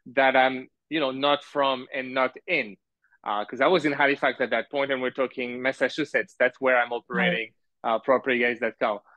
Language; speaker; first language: English; early bilingual, heritage; Arabic